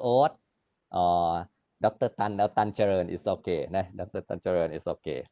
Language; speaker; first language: English; non-native, learner; Thai